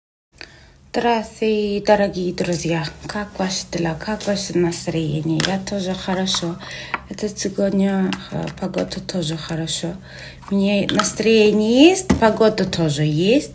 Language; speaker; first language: Russian; non-native, learner; Turkmen